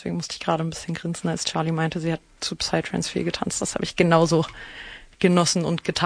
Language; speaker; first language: German; native; German